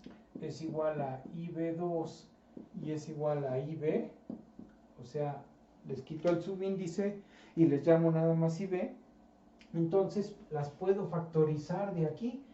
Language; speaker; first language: Spanish; native; Spanish